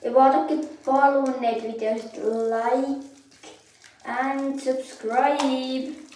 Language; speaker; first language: Estonian; early bilingual, heritage; Estonian